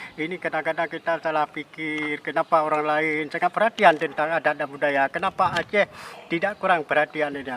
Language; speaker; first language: Malay; non-native, local second language; Achinese